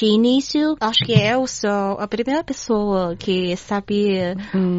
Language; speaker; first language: Portuguese; non-native, learner; Chinese